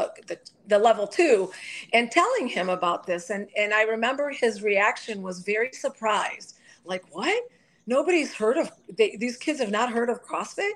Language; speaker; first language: English; native; English